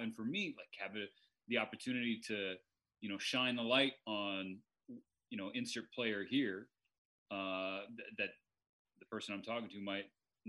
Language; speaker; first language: English; native; English